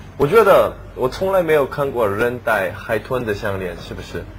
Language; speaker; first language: Chinese; non-native, learner; English